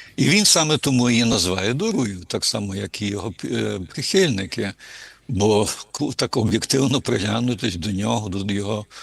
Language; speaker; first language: Ukrainian; early bilingual, heritage; Ukrainian